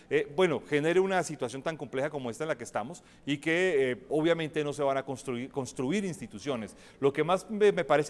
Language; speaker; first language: Spanish; native; Spanish